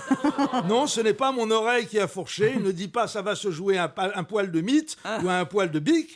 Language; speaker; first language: French; native; French